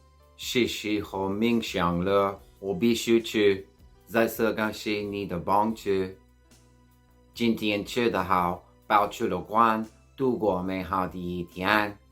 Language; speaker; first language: Chinese; non-native, learner; English